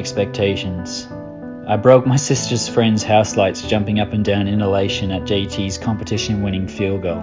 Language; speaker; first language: English; native; English